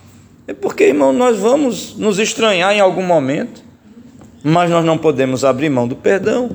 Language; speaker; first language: Portuguese; native; Portuguese